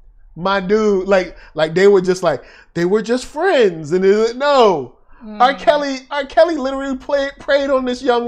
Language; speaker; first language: English; native; English